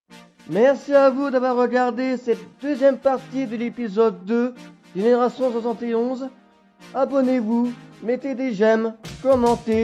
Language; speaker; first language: French; native; French